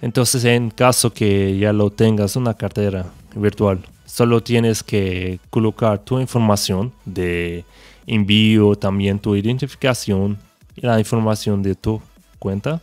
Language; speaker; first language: Spanish; non-native, fluent; Portuguese